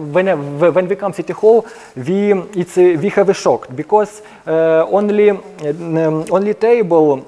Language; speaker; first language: English; non-native, learner; Ukrainian